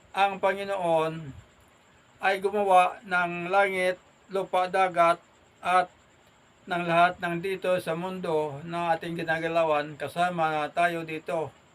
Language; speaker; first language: Filipino; non-native, local second language; Hiligaynon